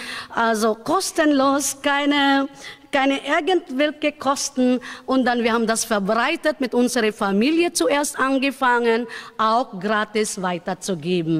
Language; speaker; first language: German; non-native, learner; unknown